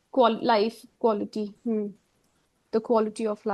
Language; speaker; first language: English; non-native, fluent; Hindi